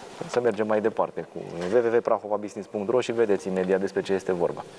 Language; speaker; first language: Romanian; native; Romanian